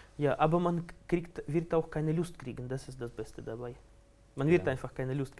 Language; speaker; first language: German; non-native, fluent; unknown